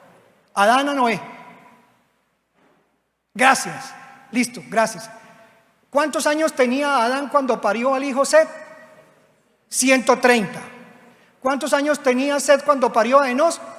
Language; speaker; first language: Spanish; native; Spanish